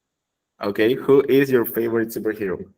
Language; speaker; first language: English; non-native, learner; Spanish